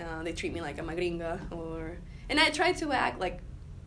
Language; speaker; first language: English; non-native, fluent; Spanish